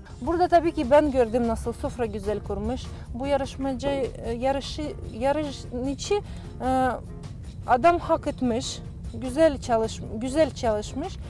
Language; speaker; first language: Turkish; non-native, learner; Swedish